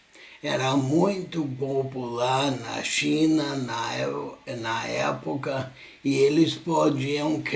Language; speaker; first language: Portuguese; non-native, fluent; English